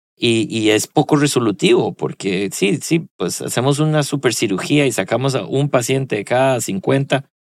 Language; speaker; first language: Spanish; early bilingual, heritage; Spanish